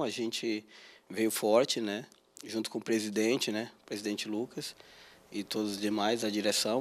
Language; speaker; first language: Portuguese; native; Portuguese